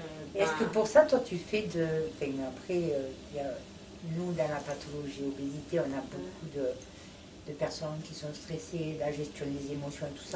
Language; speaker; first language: French; native; French